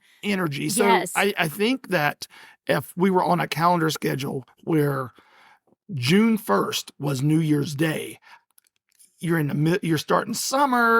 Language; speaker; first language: English; native; English